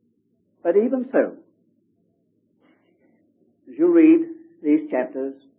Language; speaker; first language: English; native; English